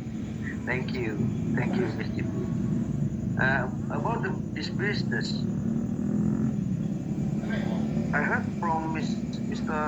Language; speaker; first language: English; non-native, learner; Indonesian